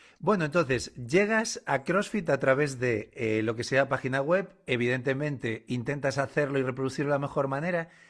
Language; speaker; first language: Spanish; native; Spanish